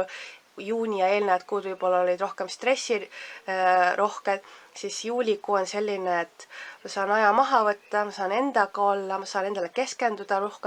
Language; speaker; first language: Estonian; native; Estonian